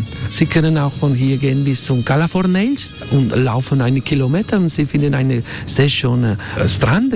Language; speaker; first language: German; non-native, learner; Spanish